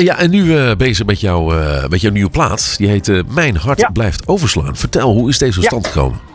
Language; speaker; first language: Dutch; native; Dutch